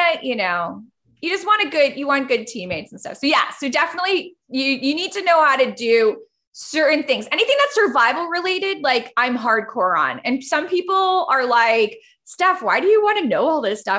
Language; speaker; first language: English; early bilingual, other home language; Spanish